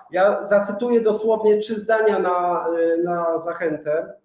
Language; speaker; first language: Polish; native; Polish